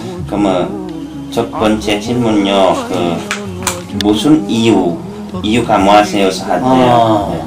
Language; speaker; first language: Korean; non-native, learner; Indonesian